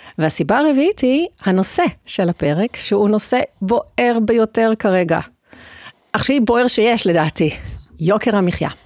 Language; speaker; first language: Hebrew; native; Hebrew